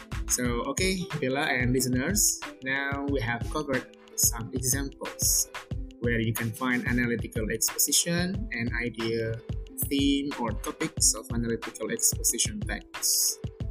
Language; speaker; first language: English; non-native, fluent; Indonesian